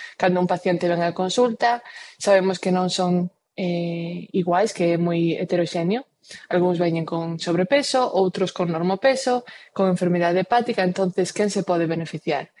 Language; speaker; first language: Galician; non-native, local second language; Spanish